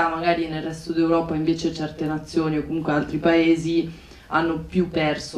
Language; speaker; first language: Italian; native; Italian